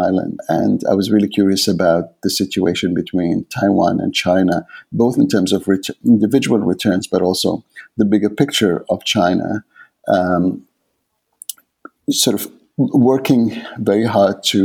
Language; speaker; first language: English; non-native, fluent; Arabic